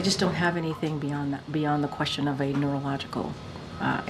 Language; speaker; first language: English; native; English